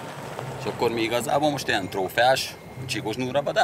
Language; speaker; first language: Hungarian; native; Hungarian